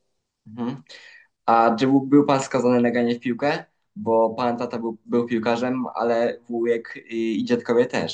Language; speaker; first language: Polish; native; Polish